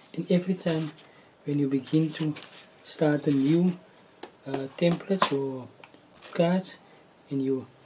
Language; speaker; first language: English; non-native, local second language; Afrikaans